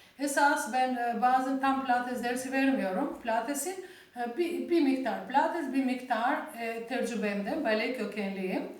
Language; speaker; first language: Turkish; non-native, learner; Albanian